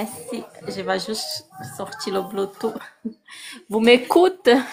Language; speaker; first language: French; non-native, learner; Portuguese